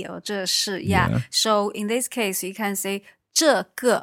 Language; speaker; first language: English; non-native, fluent; Chinese